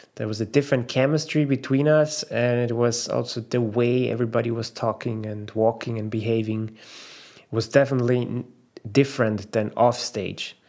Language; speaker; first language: English; non-native, fluent; German